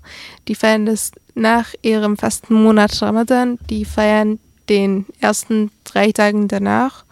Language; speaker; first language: German; early bilingual, other home language; Arabic